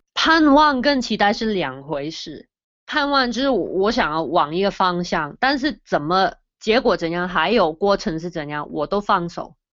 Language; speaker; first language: Chinese; non-native, fluent; Cantonese